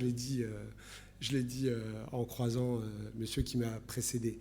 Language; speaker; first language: French; native; French